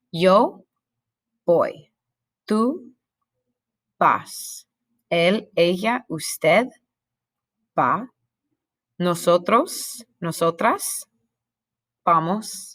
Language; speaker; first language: Spanish; non-native, fluent; English